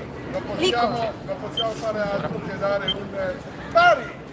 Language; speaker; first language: Italian; native; Italian